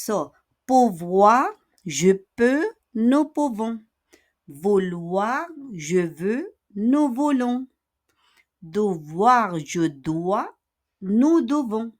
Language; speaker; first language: French; non-native, fluent; Filipino